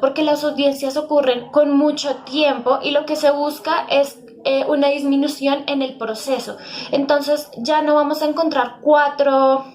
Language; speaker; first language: Spanish; native; Spanish